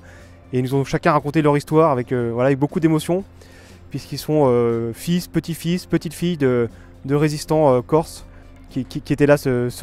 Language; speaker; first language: French; native; French